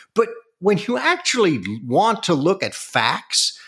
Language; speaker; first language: English; native; English